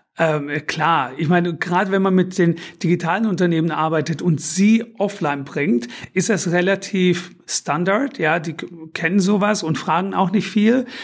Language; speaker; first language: German; early bilingual, other home language; Turkish